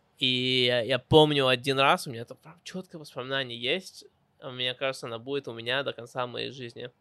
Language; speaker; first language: Russian; early bilingual, heritage; Russian